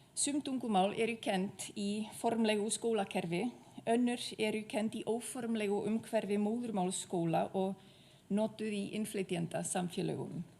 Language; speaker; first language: Icelandic; non-native, fluent; Czech